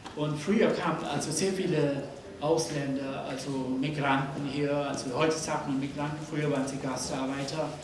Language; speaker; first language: German; non-native, fluent; Nepali